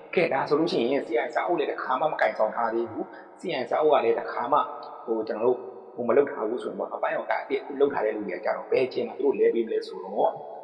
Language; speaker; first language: Burmese; native; Burmese